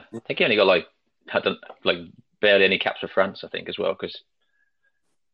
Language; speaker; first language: English; native; English